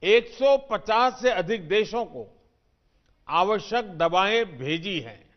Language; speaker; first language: Hindi; non-native, local second language; Gujarati